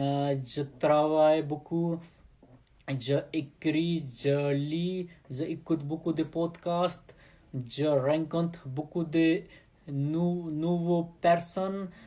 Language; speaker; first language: French; non-native, learner; Nepali